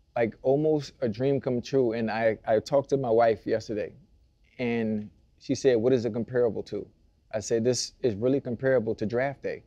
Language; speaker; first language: English; native; English